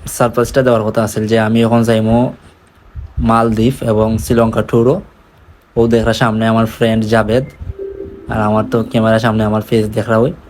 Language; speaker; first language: Bangla; non-native, local second language; Sylheti